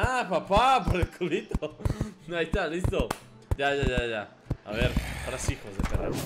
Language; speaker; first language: Spanish; native; Spanish